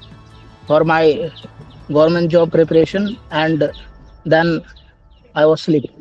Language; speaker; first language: English; non-native, learner; Hindi